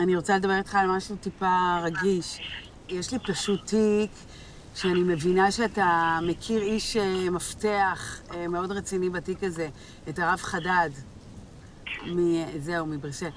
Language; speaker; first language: Hebrew; native; Hebrew